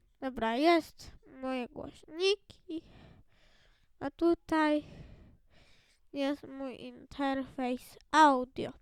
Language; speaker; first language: Polish; native; Polish